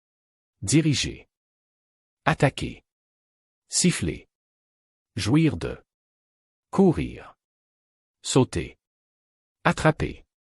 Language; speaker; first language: French; non-native, fluent; Arabic